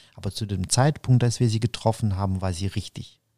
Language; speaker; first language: German; non-native, fluent; Ukrainian